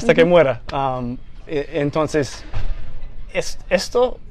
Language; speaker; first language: Spanish; non-native, fluent; English